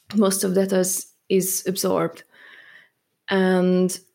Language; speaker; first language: English; non-native, fluent; Hungarian